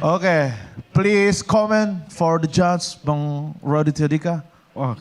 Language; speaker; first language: English; non-native, learner; Indonesian